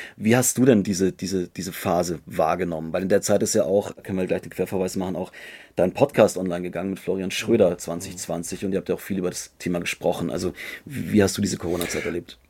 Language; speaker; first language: German; native; German